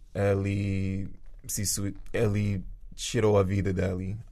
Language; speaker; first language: Portuguese; early bilingual, other home language; Jamaican Creole English